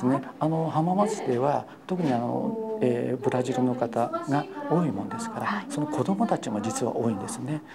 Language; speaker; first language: Japanese; native; Japanese